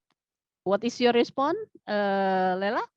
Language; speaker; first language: English; non-native, fluent; Indonesian